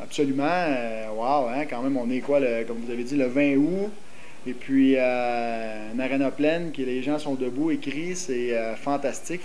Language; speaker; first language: French; native; French